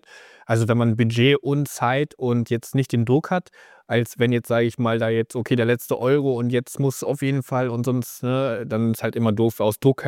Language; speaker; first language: German; native; German